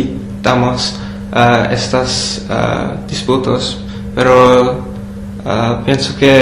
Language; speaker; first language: Spanish; non-native, learner; English